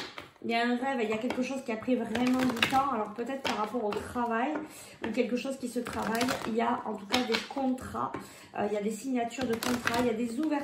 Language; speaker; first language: French; native; French